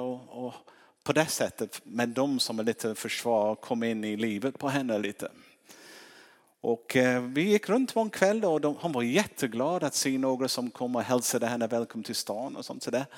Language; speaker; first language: Swedish; non-native, fluent; English